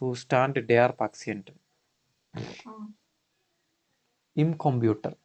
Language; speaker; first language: German; non-native, fluent; Malayalam